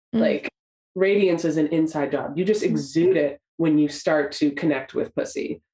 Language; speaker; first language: English; native; English